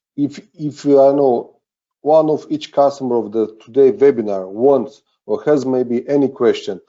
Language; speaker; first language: English; non-native, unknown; Romanian